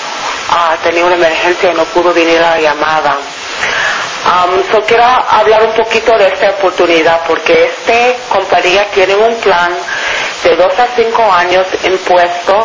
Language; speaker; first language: Spanish; non-native, fluent; English